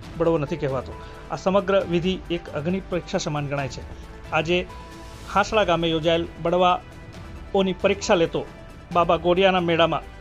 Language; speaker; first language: Gujarati; native; Gujarati